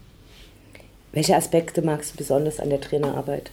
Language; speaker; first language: German; native; German